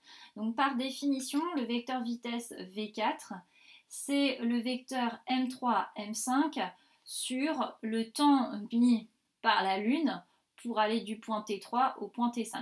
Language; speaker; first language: French; native; French